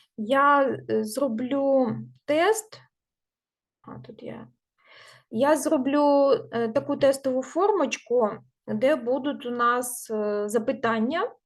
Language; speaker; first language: Ukrainian; non-native, local second language; Russian